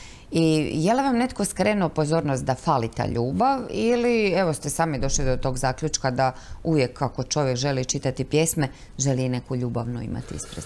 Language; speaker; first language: Croatian; native; Croatian